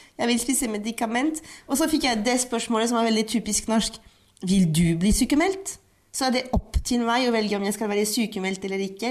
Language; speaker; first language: Norwegian; non-native, fluent; French